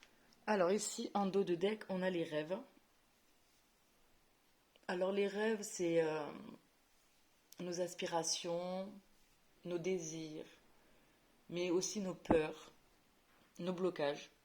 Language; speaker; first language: French; native; French